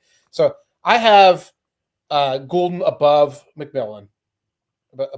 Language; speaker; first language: English; native; English